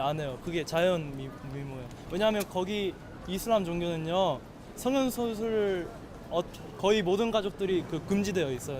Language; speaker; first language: Korean; early bilingual, heritage; Korean